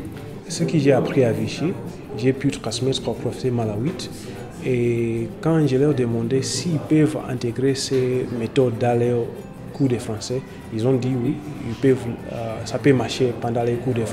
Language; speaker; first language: French; non-native, fluent; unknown